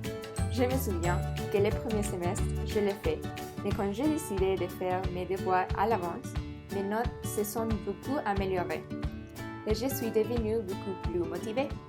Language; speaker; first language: French; non-native, learner; Spanish